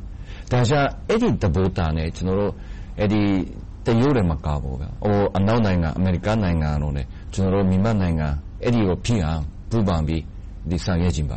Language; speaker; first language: Burmese; non-native, fluent; Japanese